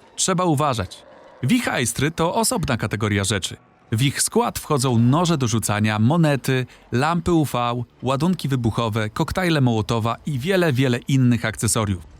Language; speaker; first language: Polish; native; Polish